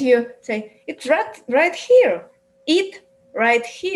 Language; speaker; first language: English; non-native, learner; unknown